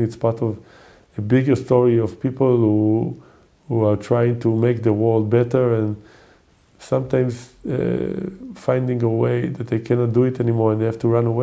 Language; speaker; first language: English; non-native, fluent; Hebrew